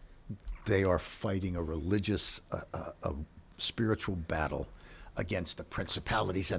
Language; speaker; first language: English; native; English